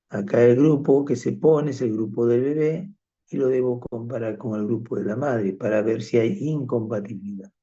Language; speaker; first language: Spanish; native; Spanish